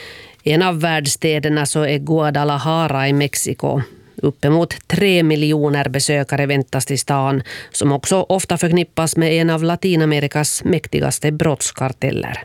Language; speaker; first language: Swedish; native; Swedish